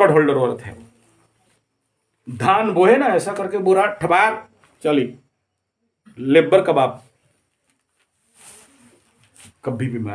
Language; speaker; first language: Hindi; non-native, local second language; Odia